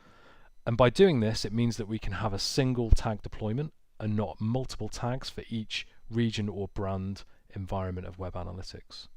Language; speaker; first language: English; native; English